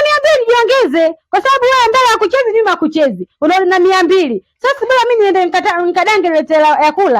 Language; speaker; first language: Swahili; native; Swahili